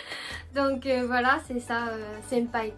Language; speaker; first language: French; non-native, fluent; Japanese